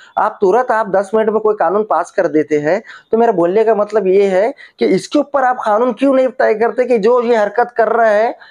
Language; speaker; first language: Hindi; native; Hindi